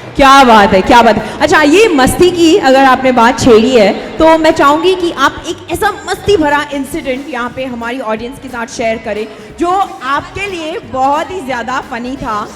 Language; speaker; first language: Hindi; native; Hindi